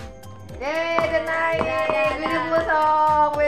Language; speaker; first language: English; non-native, fluent; Indonesian